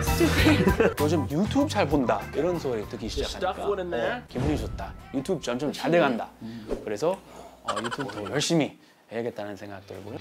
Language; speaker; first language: Korean; non-native, fluent; English